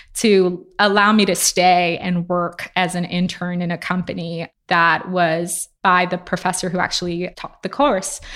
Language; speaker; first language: English; native; English